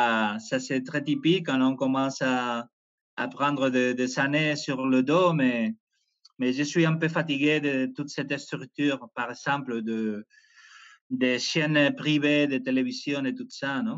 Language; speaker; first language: French; non-native, fluent; Spanish